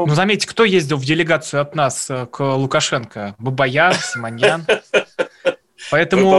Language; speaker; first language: Russian; native; Russian